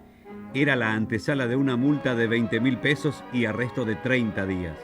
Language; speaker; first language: Spanish; native; Spanish